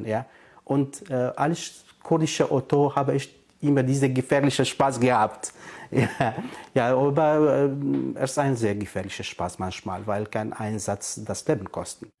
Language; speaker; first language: German; non-native, fluent; Kurdish